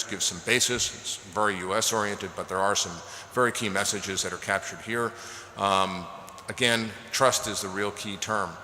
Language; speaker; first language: English; native; English